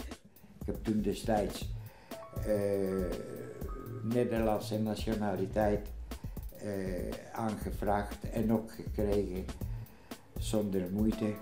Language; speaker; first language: Dutch; non-native, fluent; Polish